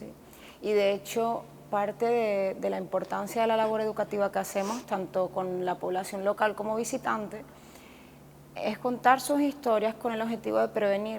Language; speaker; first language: Spanish; native; Spanish